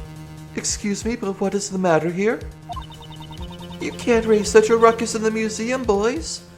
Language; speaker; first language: English; native; English